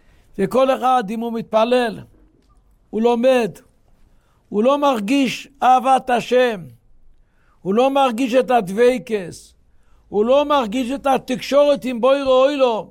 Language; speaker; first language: Hebrew; non-native, local second language; Yiddish